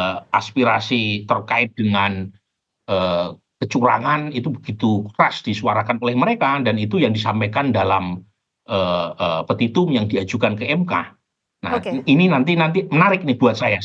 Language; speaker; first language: Indonesian; native; Indonesian